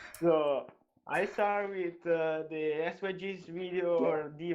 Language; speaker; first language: English; non-native, learner; Italian